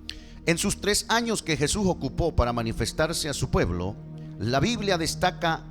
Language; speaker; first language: Spanish; native; Spanish